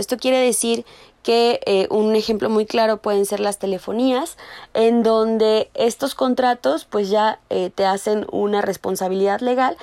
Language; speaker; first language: Spanish; native; Spanish